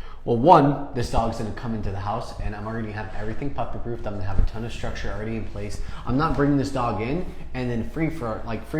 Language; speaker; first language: English; native; English